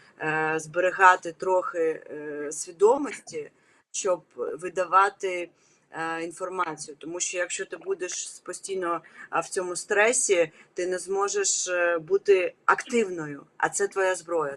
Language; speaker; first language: Ukrainian; non-native, local second language; Russian